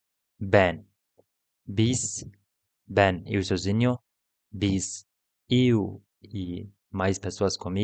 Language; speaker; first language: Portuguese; non-native, learner; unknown